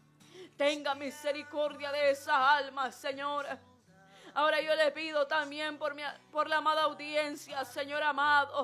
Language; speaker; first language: Spanish; native; Spanish